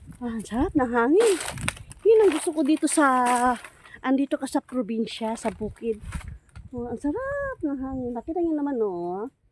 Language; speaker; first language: Filipino; non-native, local second language; Cebuano